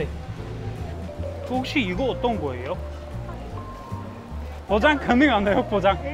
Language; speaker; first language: Korean; non-native, fluent; Russian